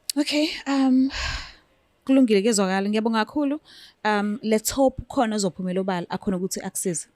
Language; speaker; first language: Zulu; native; Zulu